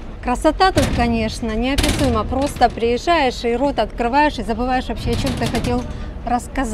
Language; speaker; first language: Russian; native; Russian